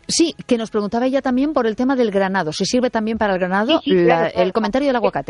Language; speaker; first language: Spanish; native; Spanish